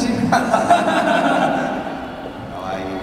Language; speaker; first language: Japanese; native; Japanese